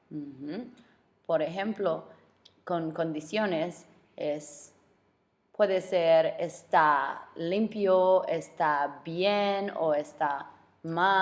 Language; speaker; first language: Spanish; non-native, fluent; English